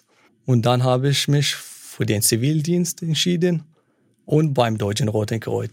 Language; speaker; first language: German; non-native, fluent; Arabic